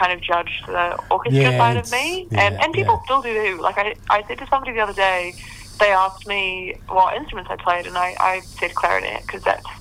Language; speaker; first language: English; native; English